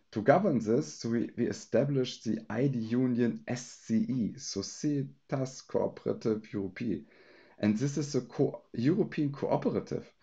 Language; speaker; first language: English; non-native, fluent; German